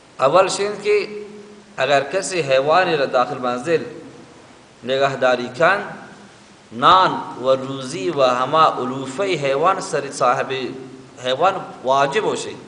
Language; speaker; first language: Persian; native; Persian